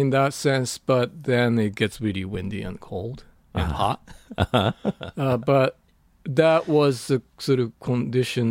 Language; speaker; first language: English; non-native, fluent; Japanese